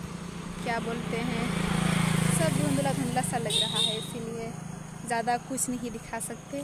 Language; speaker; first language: Hindi; non-native, local second language; Santali